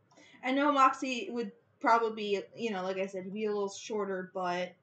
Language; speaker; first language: English; native; English